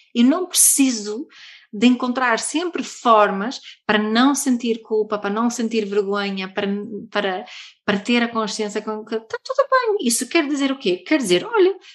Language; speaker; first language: Portuguese; non-native, fluent; Swedish